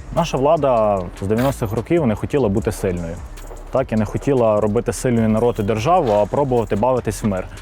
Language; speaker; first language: Ukrainian; native; Ukrainian